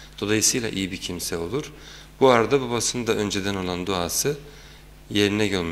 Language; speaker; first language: Turkish; native; Turkish